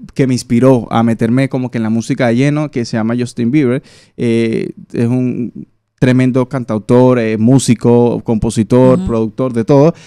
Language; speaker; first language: Spanish; native; Spanish